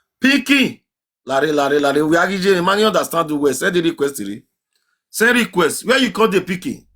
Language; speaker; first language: Nigerian Pidgin; native; Nigerian Pidgin